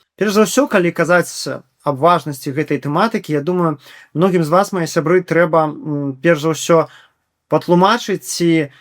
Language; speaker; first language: Belarusian; native; Belarusian